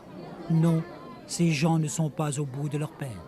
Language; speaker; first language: French; native; French